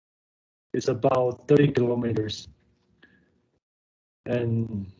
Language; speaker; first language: English; non-native, learner; Chinese